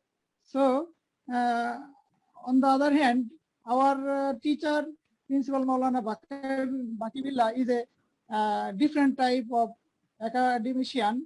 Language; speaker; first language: English; non-native, learner; Bangla